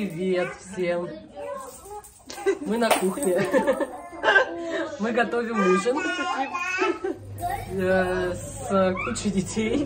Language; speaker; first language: Russian; native; Russian